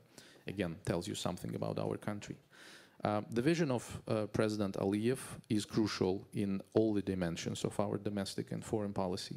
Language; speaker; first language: English; non-native, fluent; Azerbaijani